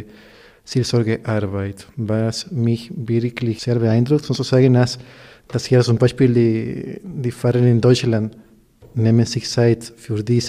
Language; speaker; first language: German; non-native, fluent; Spanish